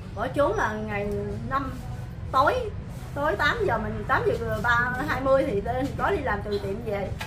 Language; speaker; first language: Vietnamese; native; Vietnamese